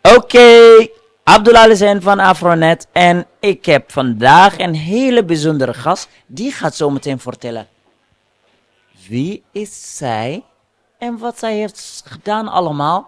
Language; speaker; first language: Dutch; non-native, fluent; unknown